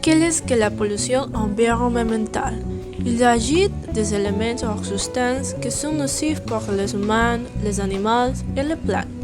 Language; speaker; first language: French; non-native, learner; Spanish